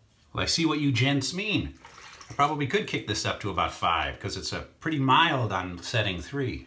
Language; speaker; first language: English; native; English